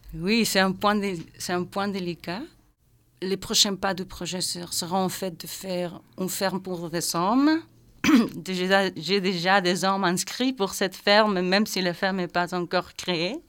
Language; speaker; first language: French; non-native, fluent; Spanish